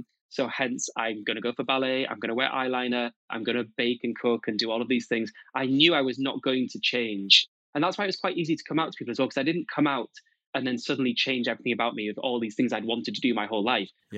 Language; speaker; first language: English; native; English